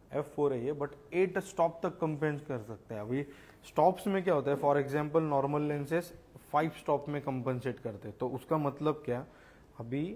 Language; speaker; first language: Hindi; non-native, local second language; Marathi